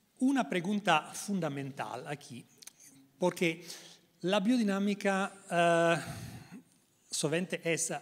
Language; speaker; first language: Spanish; non-native, learner; Italian